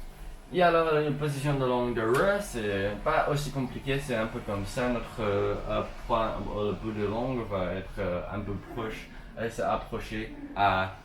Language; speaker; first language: French; non-native, learner; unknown